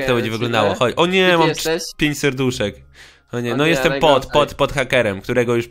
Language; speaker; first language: Polish; native; Polish